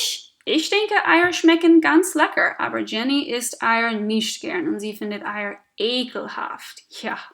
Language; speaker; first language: German; non-native, fluent; English